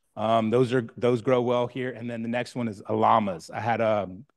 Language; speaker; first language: English; native; English